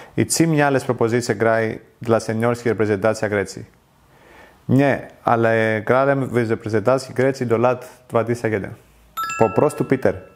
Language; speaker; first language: Polish; non-native, learner; Greek